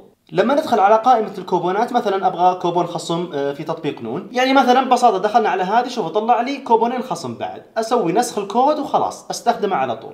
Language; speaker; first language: Arabic; native; Arabic